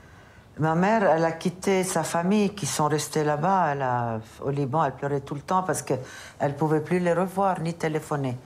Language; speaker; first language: French; non-native, local second language; Arabic